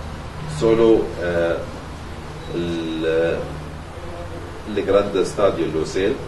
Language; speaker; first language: Spanish; non-native, learner; Arabic